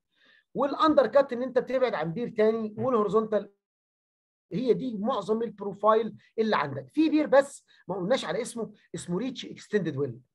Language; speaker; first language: Arabic; native; Arabic